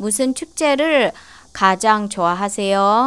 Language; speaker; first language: Korean; non-native, learner; Chinese